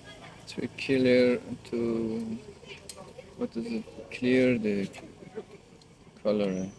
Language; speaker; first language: English; non-native, learner; Persian